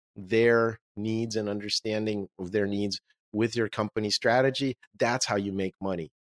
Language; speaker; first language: English; non-native, fluent; Russian